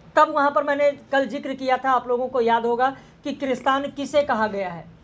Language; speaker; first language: Hindi; native; Hindi